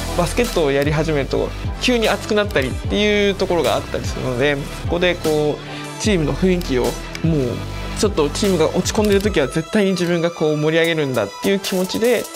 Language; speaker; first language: Japanese; early bilingual, other home language; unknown